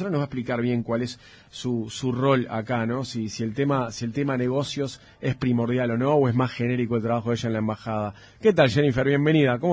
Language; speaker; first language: Spanish; native; Spanish